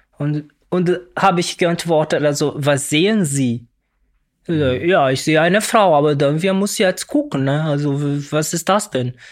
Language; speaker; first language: German; non-native, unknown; Portuguese